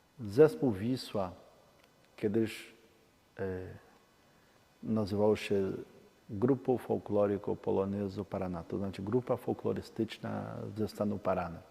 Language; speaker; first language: Polish; non-native, learner; Portuguese